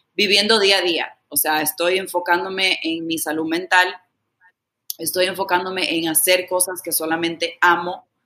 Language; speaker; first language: Spanish; early bilingual, heritage; Spanish